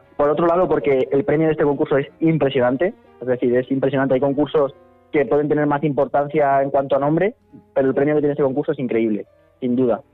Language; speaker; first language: Spanish; native; Spanish